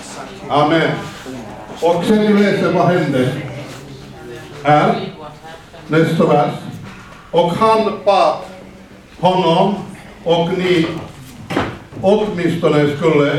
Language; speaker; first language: Swedish; non-native, fluent; Finnish